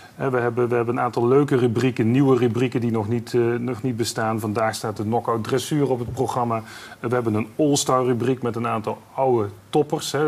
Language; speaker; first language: Dutch; native; Dutch